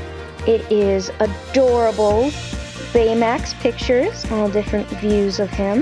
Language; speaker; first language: English; native; English